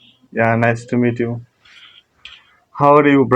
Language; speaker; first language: English; non-native, learner; Bangla